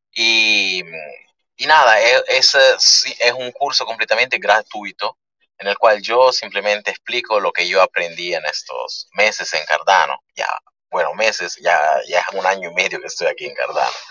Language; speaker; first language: Spanish; early bilingual, other home language; Italian